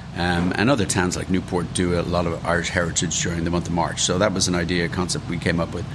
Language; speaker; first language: English; native; English